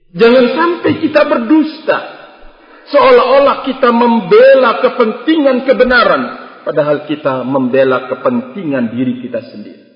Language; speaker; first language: Malay; non-native, local second language; Sasak